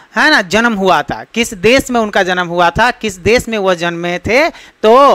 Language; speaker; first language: Hindi; native; Hindi